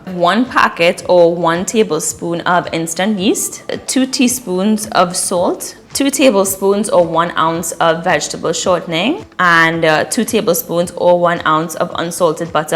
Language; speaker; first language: English; native; English